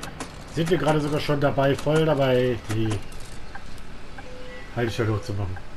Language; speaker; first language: German; native; German